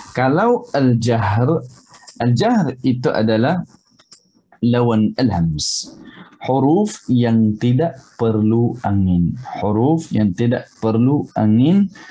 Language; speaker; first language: Malay; non-native, fluent; Arabic